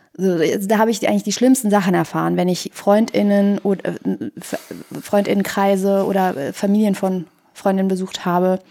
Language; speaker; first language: German; early bilingual, other home language; Persian